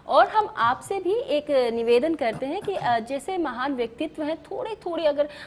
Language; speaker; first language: Hindi; native; Hindi